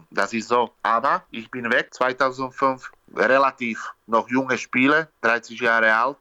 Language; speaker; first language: German; non-native, learner; Slovak